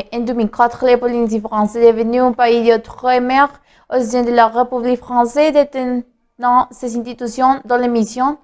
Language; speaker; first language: French; non-native, learner; Spanish